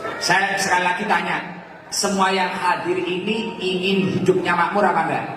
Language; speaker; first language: Indonesian; non-native, local second language; Javanese